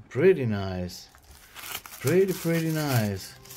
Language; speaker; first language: English; non-native, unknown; German